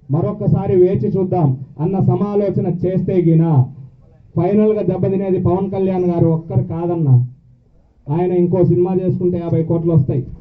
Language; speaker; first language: Telugu; native; Telugu